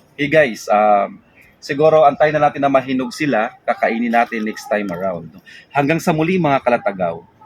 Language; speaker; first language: Filipino; non-native, local second language; Cebuano